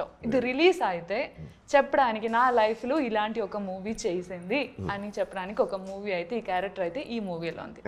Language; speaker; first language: Telugu; non-native, learner; Malayalam